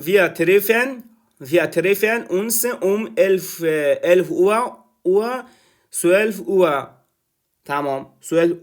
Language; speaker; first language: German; non-native, learner; Persian